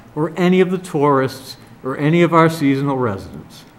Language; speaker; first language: English; native; English